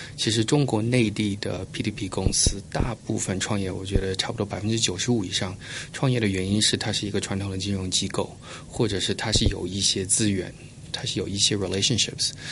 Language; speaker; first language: Chinese; early bilingual, heritage; Chinese